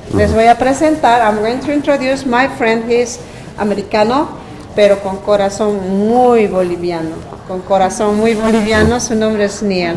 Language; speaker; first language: Spanish; non-native, local second language; Quechua